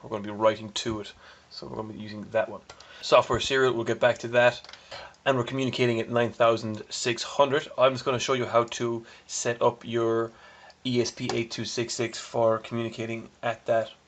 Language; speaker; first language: English; native; English